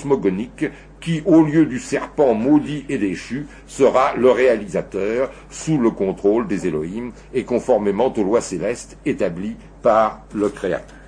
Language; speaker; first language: French; native; French